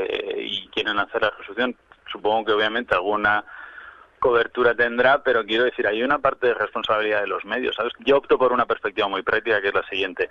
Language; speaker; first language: Spanish; native; Spanish